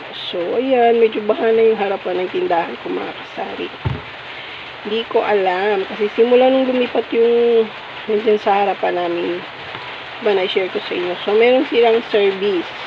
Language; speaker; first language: Filipino; native; Filipino